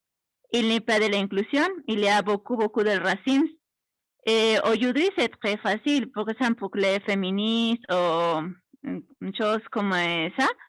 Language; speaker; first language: French; non-native, learner; Spanish